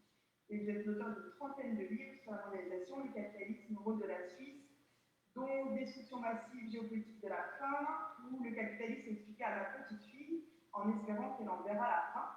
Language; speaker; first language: French; native; French